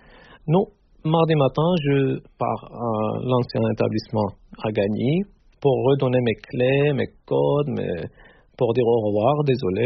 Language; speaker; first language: French; non-native, fluent; Turkish